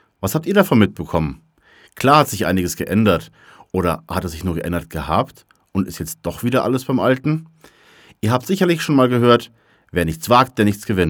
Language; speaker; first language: German; native; German